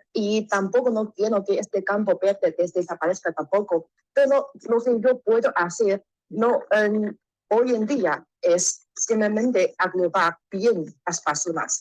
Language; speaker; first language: Spanish; non-native, learner; Chinese